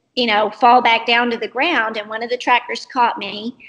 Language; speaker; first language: English; native; English